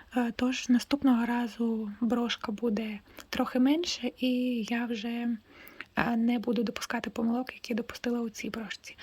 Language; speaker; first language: Ukrainian; non-native, local second language; Russian